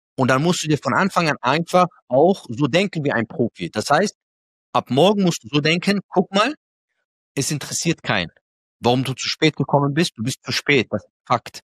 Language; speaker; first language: German; early bilingual, other home language; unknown